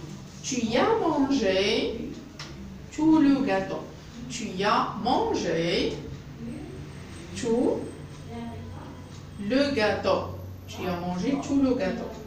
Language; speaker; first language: French; non-native, local second language; Arabic